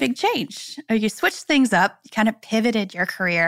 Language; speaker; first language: English; native; English